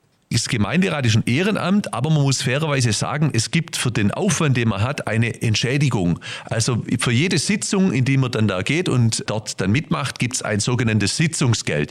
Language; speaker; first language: German; native; German